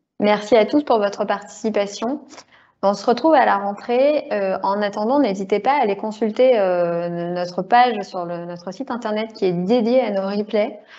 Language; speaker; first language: French; native; French